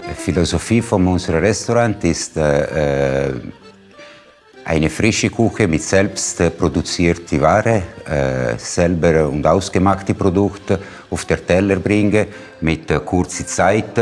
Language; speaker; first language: German; non-native, fluent; Italian